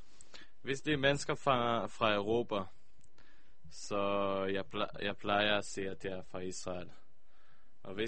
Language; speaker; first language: Danish; early bilingual, heritage; Hebrew